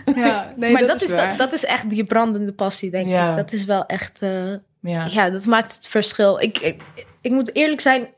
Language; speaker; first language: Dutch; native; Dutch